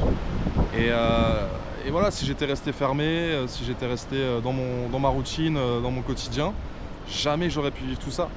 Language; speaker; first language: French; native; French